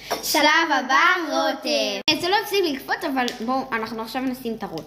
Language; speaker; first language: Hebrew; native; Hebrew